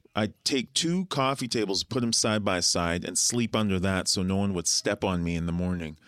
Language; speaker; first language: English; native; English